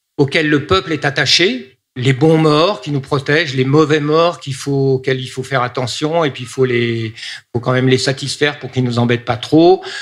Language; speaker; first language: French; native; French